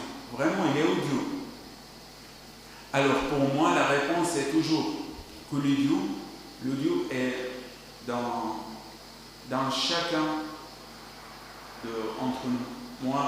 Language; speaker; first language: French; non-native, learner; Arabic